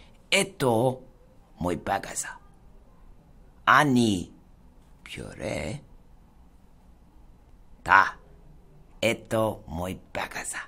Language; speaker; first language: Russian; non-native, learner; English